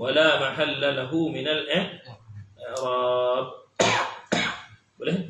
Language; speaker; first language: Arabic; non-native, fluent; Malay